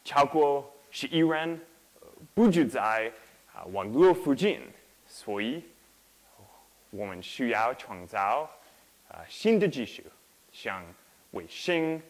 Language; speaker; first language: Chinese; non-native, learner; English